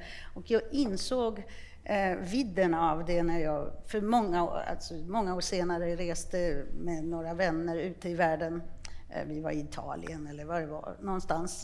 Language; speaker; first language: Swedish; non-native, fluent; Polish